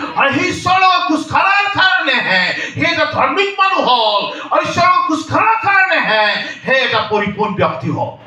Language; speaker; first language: Assamese; non-native, local second language; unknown